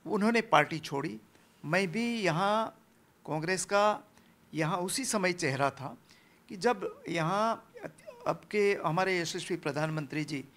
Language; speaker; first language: Hindi; non-native, local second language; Gujarati